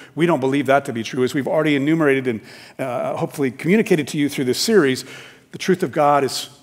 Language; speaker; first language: English; native; English